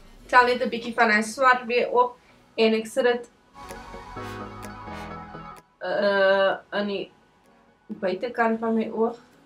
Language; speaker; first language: Afrikaans; non-native, learner; English